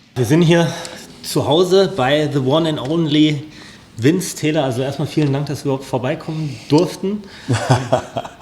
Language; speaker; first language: German; native; German